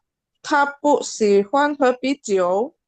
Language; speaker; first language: Chinese; non-native, learner; Indonesian